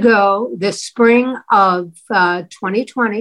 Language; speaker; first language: English; native; English